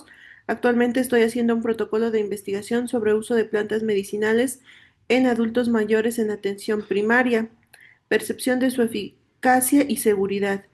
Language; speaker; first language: Spanish; native; Spanish